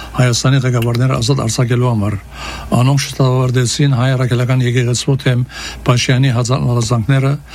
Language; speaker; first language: Armenian; early bilingual, heritage; Armenian